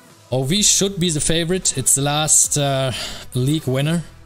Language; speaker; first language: English; non-native, fluent; German